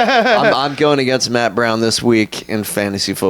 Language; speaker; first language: English; native; English